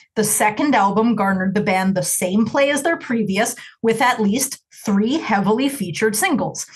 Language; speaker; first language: English; native; English